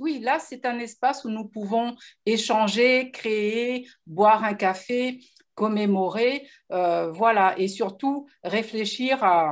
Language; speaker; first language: French; native; French